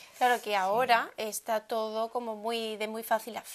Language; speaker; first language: Spanish; native; Spanish